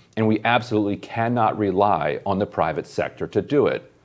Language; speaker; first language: English; native; English